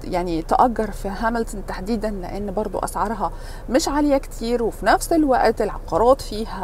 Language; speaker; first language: Arabic; native; Arabic